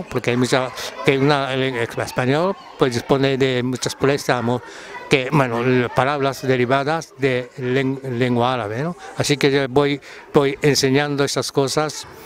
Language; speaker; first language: Spanish; non-native, fluent; Japanese